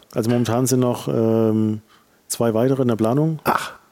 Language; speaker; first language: German; native; German